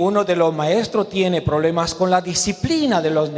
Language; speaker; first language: Spanish; non-native, learner; Romanian